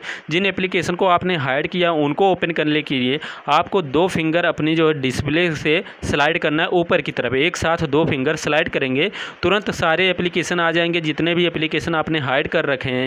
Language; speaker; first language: Hindi; native; Hindi